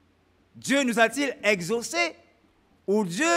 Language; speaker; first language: French; native; French